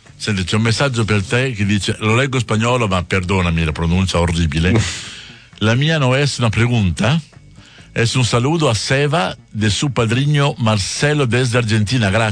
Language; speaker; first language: Italian; native; Italian